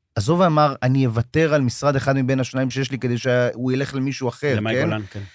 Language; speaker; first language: Hebrew; native; Hebrew